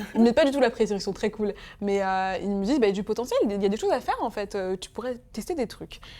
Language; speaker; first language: French; early bilingual, other home language; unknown